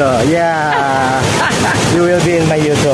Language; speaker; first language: English; non-native, learner; Indonesian